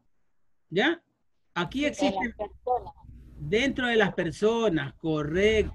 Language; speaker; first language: Spanish; native; Spanish